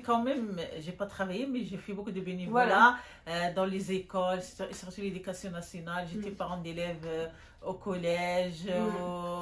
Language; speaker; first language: French; non-native, local second language; Arabic